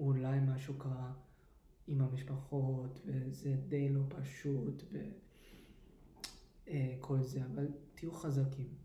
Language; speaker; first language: Hebrew; early bilingual, heritage; English